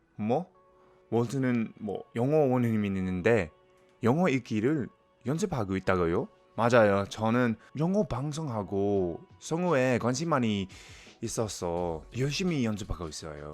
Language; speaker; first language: Korean; non-native, fluent; English